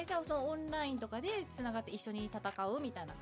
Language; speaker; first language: Japanese; native; Japanese